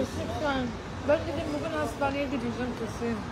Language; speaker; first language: Turkish; non-native, learner; Arabic